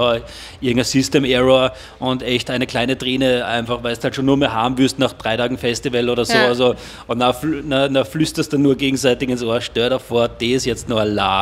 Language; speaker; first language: German; native; German